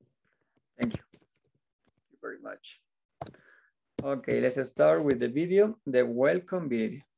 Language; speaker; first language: English; non-native, learner; Spanish